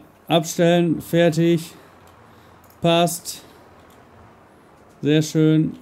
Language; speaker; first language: German; native; German